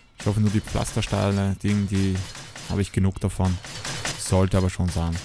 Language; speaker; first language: German; native; German